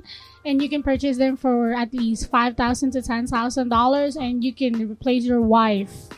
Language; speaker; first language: English; non-native, local second language; Filipino